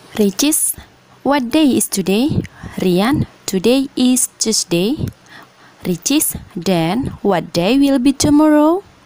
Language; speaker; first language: English; non-native, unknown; Indonesian